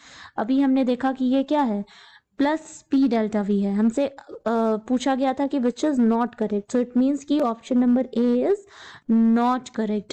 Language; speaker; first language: Hindi; native; Hindi